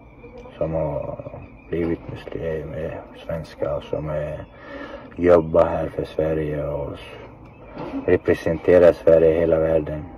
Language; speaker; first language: Swedish; non-native, fluent; Chechen